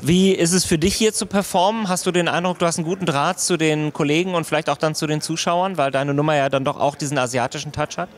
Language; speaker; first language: German; native; German